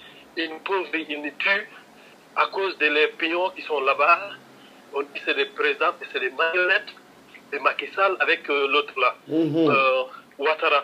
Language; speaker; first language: French; non-native, local second language; Wolof